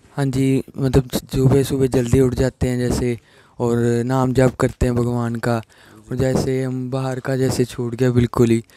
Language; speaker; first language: Hindi; native; Hindi